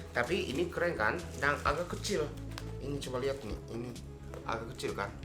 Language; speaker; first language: Indonesian; non-native, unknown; Japanese